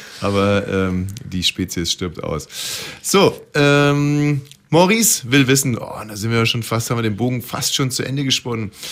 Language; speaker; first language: German; native; German